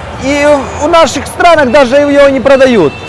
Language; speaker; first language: Russian; native; Russian